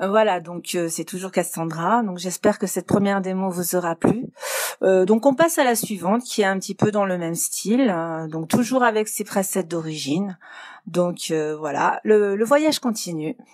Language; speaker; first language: French; native; French